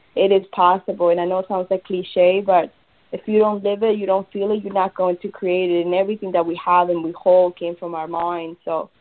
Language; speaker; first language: English; early bilingual, other home language; Spanish